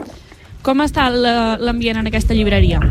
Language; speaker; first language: Catalan; native; Catalan